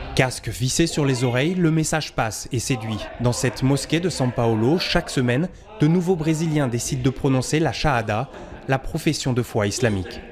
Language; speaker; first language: French; native; French